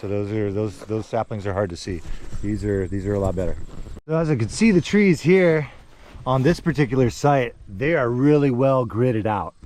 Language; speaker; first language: English; native; English